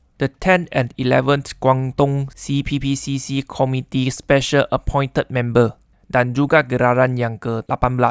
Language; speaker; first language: Malay; non-native, local second language; Chinese